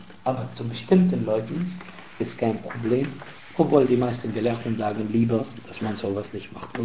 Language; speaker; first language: German; non-native, fluent; Arabic